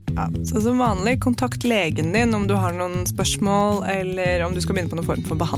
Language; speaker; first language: Norwegian; native; Norwegian